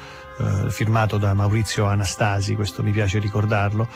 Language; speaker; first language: Italian; native; Italian